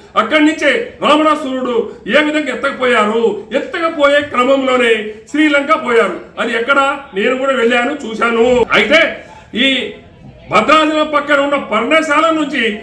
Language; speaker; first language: Telugu; non-native, local second language; Lambadi